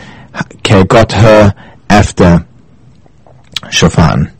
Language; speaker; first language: Danish; non-native, fluent; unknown